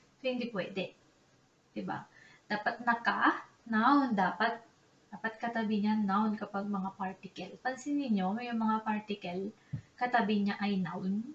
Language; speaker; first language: Filipino; native; Filipino